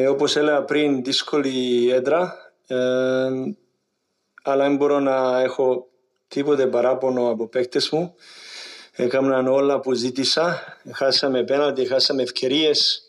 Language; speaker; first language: Greek; non-native, learner; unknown